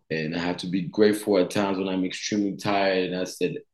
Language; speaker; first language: English; early bilingual, other home language; French